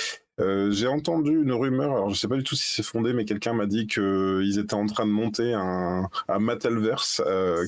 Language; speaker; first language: French; native; French